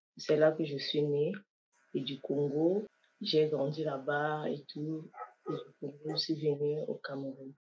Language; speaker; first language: French; non-native, local second language; Kinyarwanda